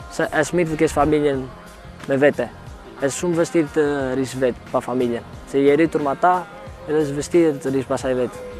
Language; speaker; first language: Albanian; early bilingual, heritage; Albanian